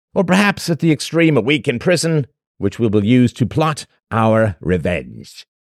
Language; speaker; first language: English; native; English